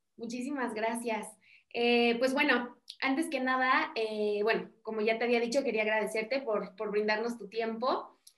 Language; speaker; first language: Spanish; native; Spanish